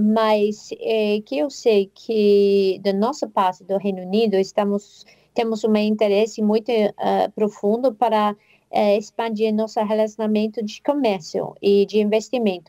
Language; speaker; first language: Portuguese; non-native, fluent; English